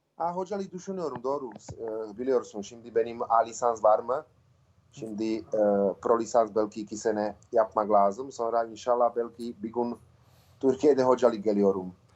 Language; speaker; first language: Turkish; non-native, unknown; Slovak